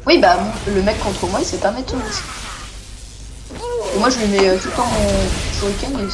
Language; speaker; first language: French; native; French